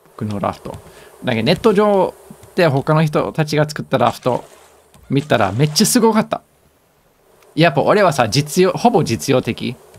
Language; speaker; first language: Japanese; native; Japanese